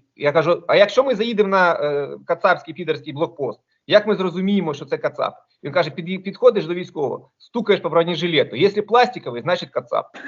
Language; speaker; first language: Ukrainian; non-native, local second language; Russian